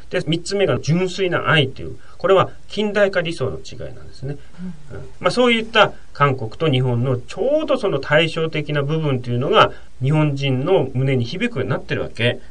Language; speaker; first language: Japanese; native; Japanese